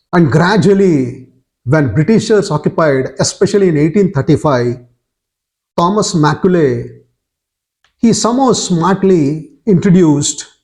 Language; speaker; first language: English; non-native, local second language; Kannada